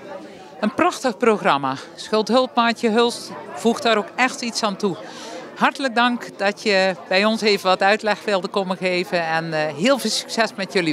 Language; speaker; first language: Dutch; native; Dutch